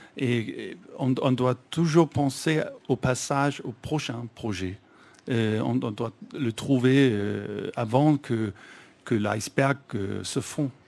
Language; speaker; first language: French; non-native, fluent; Danish